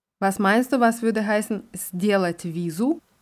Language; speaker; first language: German; non-native, fluent; Russian